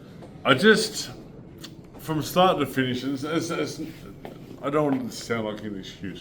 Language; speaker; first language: English; native; English